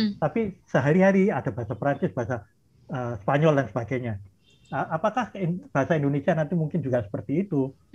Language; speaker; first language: Indonesian; early bilingual, heritage; Indonesian